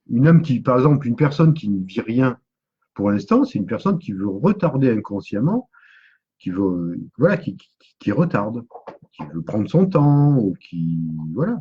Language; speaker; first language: French; native; French